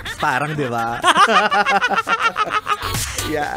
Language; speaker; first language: Filipino; native; Filipino